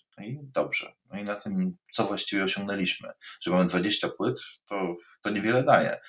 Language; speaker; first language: Polish; native; Polish